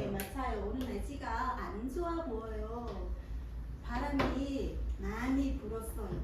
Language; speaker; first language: Korean; non-native, fluent; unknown